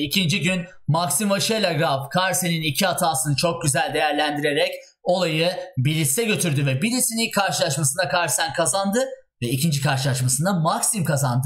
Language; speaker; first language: Turkish; native; Turkish